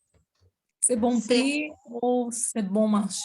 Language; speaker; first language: French; non-native, learner; Portuguese